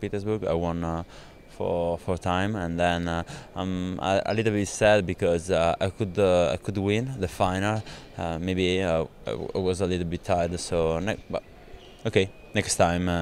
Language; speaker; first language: English; non-native, learner; Italian